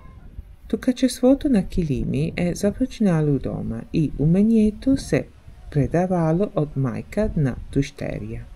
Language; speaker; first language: Bulgarian; non-native, learner; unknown